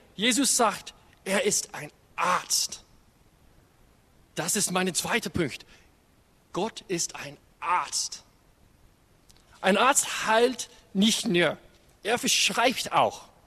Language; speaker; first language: German; non-native, learner; English